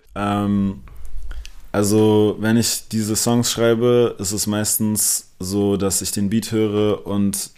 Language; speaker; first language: German; non-native, local second language; English